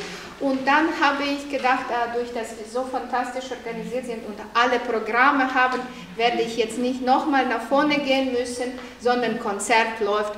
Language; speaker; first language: German; non-native, fluent; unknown